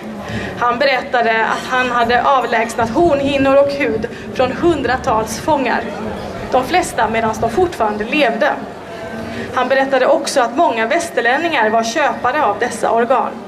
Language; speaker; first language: Swedish; native; Swedish